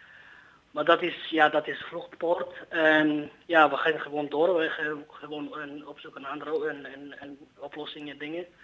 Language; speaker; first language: Dutch; non-native, learner; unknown